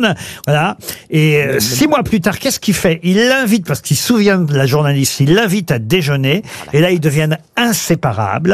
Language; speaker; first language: French; native; French